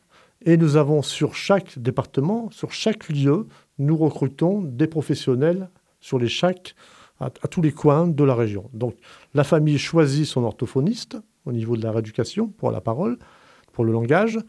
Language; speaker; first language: French; native; French